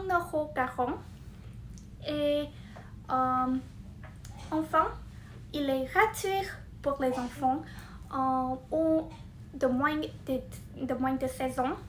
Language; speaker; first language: French; non-native, fluent; Vietnamese